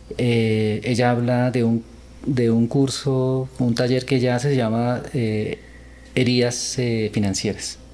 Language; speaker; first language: Spanish; early bilingual, other home language; Korean